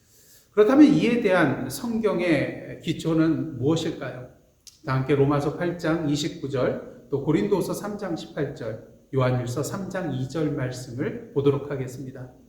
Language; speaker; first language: Korean; native; Korean